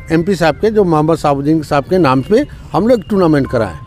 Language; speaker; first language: Hindi; native; Hindi